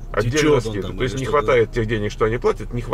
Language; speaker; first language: Russian; native; Russian